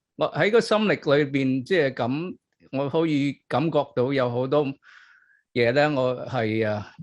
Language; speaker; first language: Cantonese; early bilingual, other home language; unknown